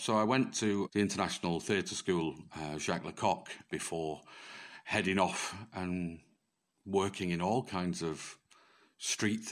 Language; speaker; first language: English; native; English